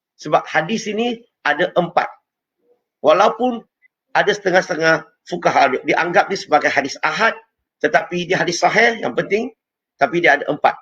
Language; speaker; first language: Malay; non-native, local second language; Chinese